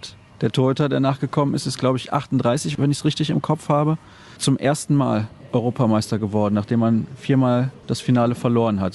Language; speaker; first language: German; native; German